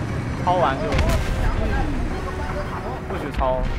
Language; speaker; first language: Chinese; native; Chinese